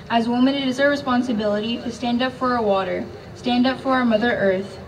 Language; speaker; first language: English; native; English